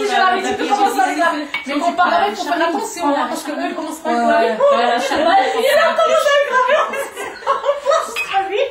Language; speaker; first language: French; non-native, fluent; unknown